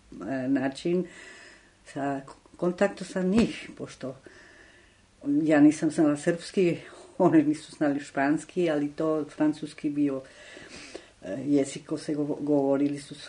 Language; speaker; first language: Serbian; non-native, fluent; Spanish